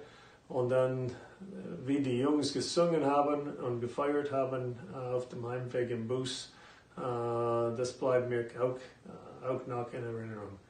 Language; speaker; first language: German; non-native, fluent; English